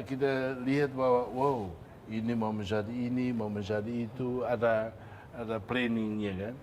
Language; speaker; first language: Indonesian; non-native, fluent; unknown